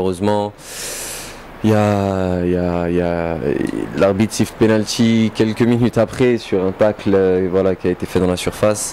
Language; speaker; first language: French; native; French